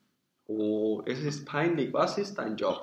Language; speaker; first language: German; non-native, learner; Danish